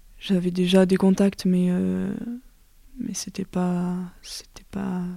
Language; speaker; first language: French; native; French